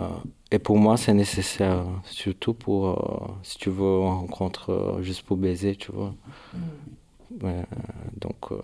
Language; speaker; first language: French; non-native, learner; Portuguese